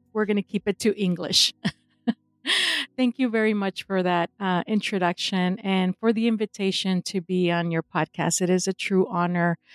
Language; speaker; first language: English; non-native, fluent; Spanish